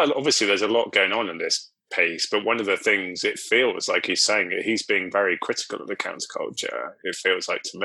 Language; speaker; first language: English; native; English